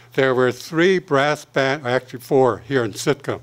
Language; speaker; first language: English; native; English